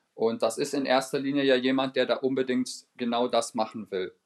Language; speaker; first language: German; native; German